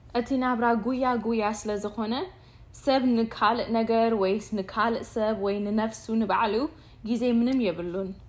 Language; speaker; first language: Tigrinya; early bilingual, heritage; Tigrinya